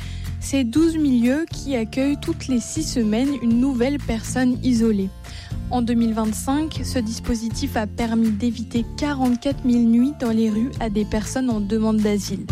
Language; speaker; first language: French; native; French